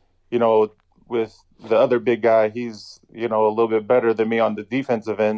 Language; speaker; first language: English; native; English